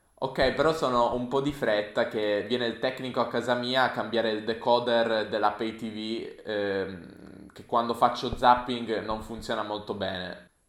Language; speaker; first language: Italian; native; Italian